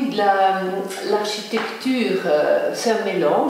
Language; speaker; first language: French; non-native, local second language; German